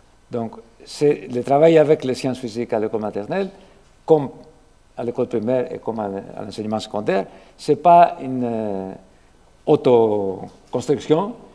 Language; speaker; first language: French; non-native, fluent; Greek